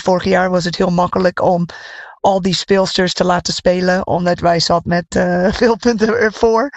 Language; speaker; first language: Dutch; non-native, fluent; English